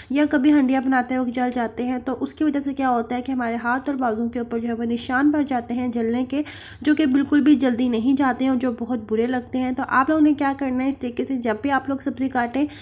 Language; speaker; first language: Urdu; native; Urdu